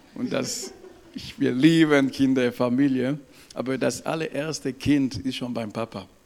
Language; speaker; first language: German; non-native, fluent; French